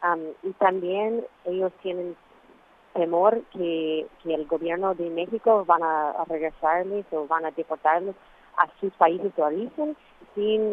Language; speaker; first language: Spanish; non-native, fluent; English